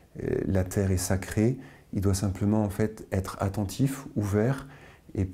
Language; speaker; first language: French; native; French